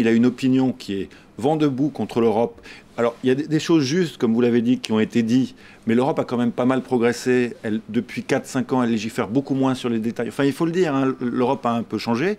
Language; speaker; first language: French; native; French